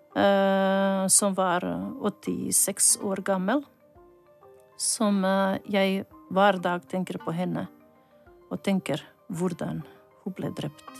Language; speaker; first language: Norwegian; non-native, learner; Bosnian